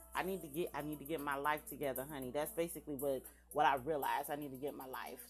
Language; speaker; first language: English; native; English